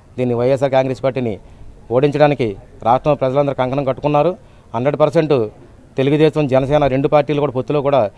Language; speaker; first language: Telugu; native; Telugu